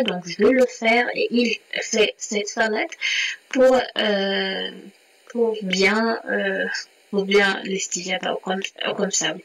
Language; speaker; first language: French; non-native, local second language; Arabic